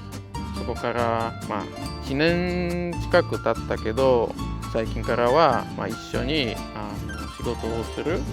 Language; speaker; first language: Japanese; non-native, fluent; Polish